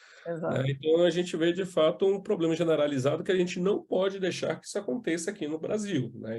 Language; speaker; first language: Portuguese; native; Portuguese